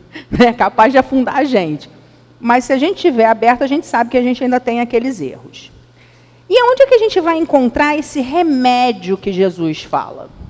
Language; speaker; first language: Portuguese; native; Portuguese